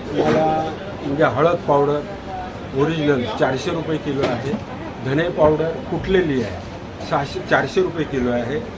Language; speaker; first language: Marathi; native; Marathi